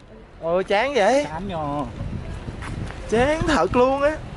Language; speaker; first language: Vietnamese; native; Vietnamese